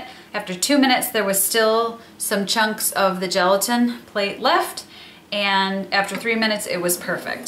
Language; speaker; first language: English; native; English